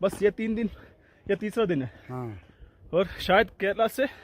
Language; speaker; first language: Hindi; non-native, local second language; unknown